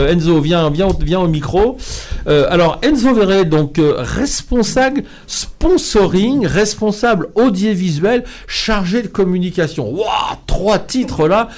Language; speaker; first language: French; native; French